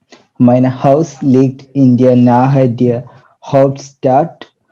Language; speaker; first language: German; non-native, learner; Malayalam